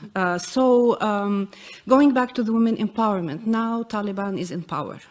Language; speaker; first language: English; non-native, fluent; Arabic